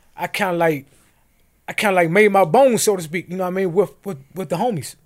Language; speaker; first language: English; native; English